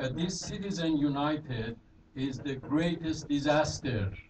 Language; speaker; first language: English; non-native, fluent; Persian